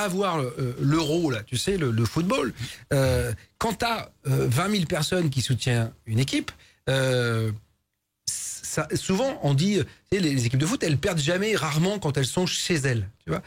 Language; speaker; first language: French; native; French